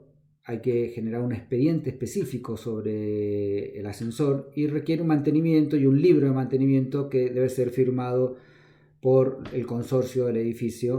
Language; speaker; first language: Spanish; native; Spanish